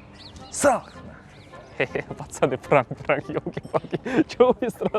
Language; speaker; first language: Russian; non-native, local second language; Kazakh